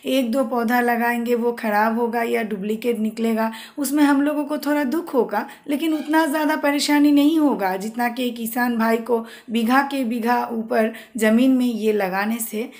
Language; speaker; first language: Hindi; non-native, local second language; Bangla